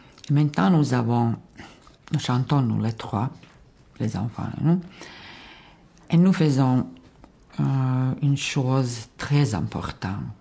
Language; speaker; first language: French; non-native, learner; Bosnian